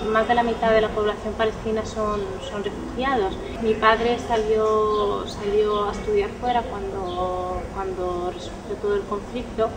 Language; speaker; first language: Spanish; early bilingual, other home language; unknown